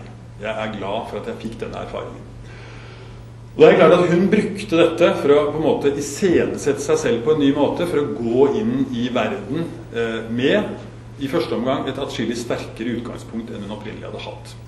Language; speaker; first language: Norwegian; native; Norwegian